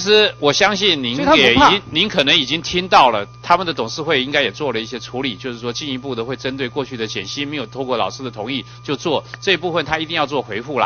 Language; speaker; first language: Chinese; native; Chinese